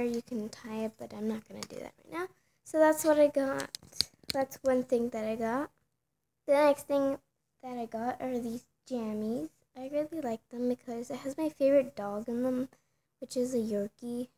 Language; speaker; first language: English; native; English